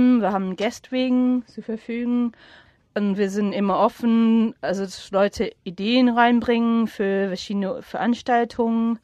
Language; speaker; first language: German; non-native, fluent; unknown